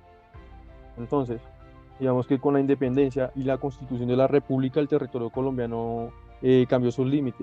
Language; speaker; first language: Spanish; native; Spanish